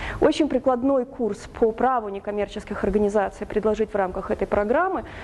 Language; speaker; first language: Russian; native; Russian